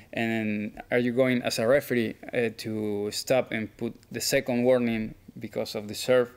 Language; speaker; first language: English; non-native, fluent; Spanish